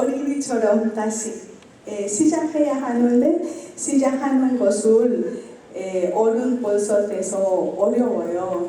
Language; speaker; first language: Korean; non-native, learner; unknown